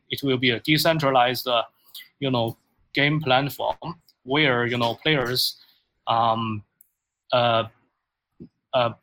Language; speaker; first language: English; non-native, fluent; Chinese